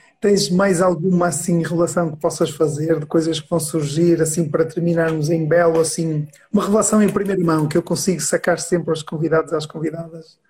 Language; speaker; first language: Portuguese; native; Portuguese